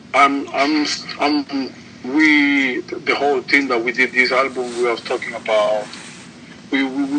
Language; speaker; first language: English; non-native, learner; Spanish